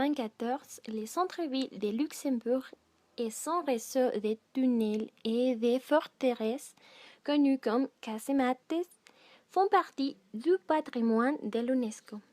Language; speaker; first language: French; non-native, learner; Spanish